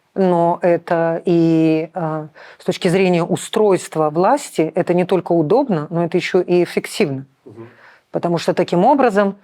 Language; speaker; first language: Russian; native; Russian